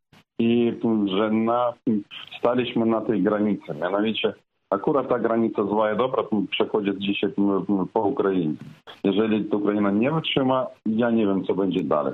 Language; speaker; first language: Polish; non-native, fluent; Ukrainian